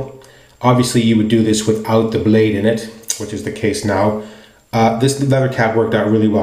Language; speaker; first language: English; native; English